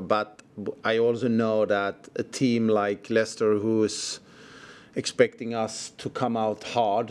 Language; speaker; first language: English; non-native, fluent; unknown